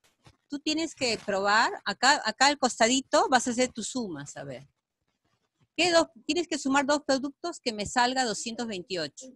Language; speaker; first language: Spanish; native; Spanish